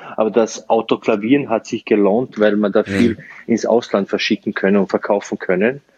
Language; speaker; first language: German; non-native, fluent; Slovenian